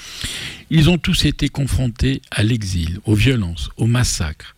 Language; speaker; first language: French; native; French